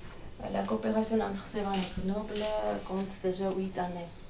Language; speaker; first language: French; non-native, fluent; Armenian